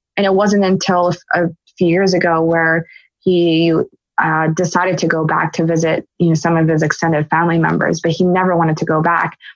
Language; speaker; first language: English; native; English